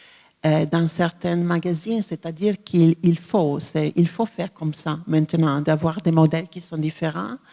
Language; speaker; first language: French; non-native, fluent; Italian